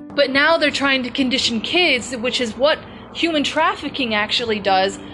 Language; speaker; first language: English; native; English